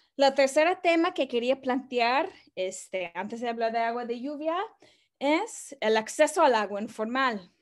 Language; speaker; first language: Spanish; non-native, fluent; English